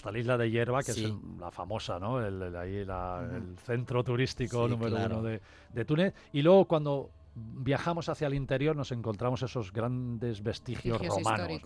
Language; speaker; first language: Spanish; native; Spanish